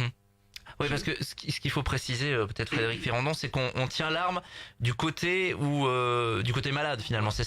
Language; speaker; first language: French; native; French